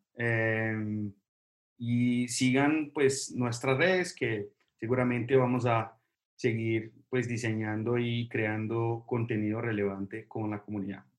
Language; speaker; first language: Spanish; non-native, fluent; Portuguese